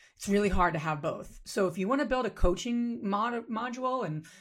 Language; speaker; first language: English; native; English